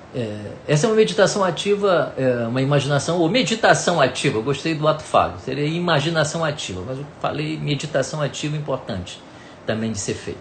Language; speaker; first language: Portuguese; native; Portuguese